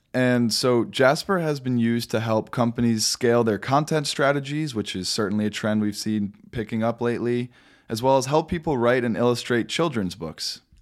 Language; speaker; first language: English; native; English